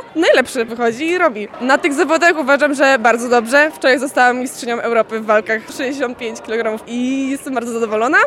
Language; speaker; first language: Polish; early bilingual, heritage; Polish